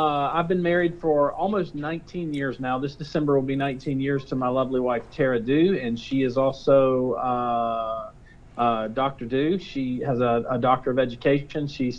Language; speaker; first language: English; native; English